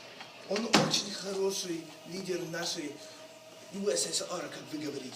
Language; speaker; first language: Russian; non-native, fluent; English